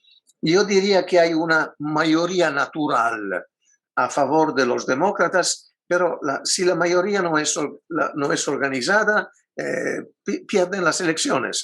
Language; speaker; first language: Spanish; non-native, fluent; Italian